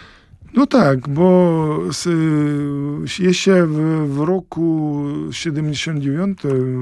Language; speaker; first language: Polish; non-native, learner; Ukrainian